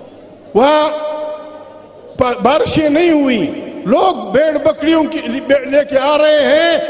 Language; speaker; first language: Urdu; non-native, local second language; Pashto